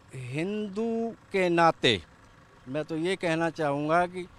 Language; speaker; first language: Hindi; native; Hindi